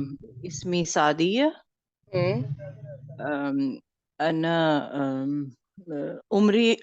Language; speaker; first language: Arabic; non-native, learner; Urdu